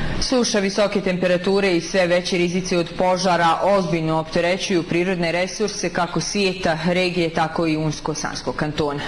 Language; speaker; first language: Bosnian; native; Bosnian